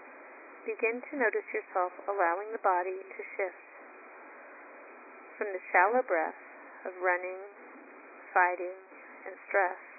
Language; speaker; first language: English; native; English